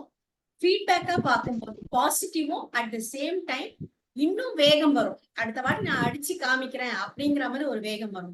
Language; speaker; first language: Tamil; native; Tamil